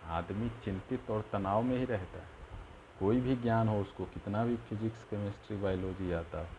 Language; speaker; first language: Hindi; native; Hindi